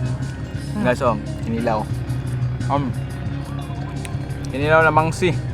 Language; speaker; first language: Filipino; non-native, local second language; Cebuano